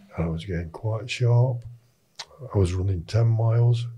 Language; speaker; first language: English; native; English